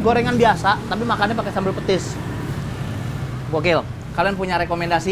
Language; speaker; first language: Indonesian; native; Indonesian